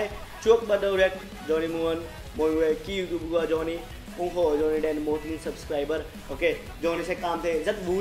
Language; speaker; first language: Vietnamese; non-native, learner; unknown